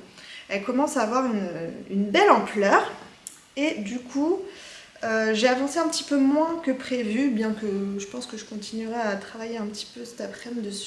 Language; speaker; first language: French; native; French